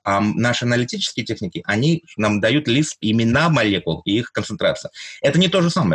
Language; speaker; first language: Russian; early bilingual, heritage; Russian